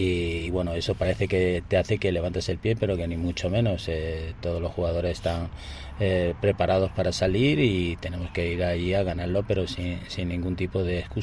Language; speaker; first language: Spanish; native; Spanish